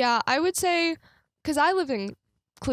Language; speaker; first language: English; native; English